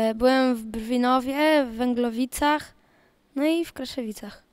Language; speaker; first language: Polish; native; Polish